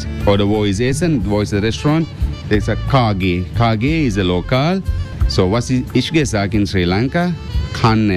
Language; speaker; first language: German; non-native, learner; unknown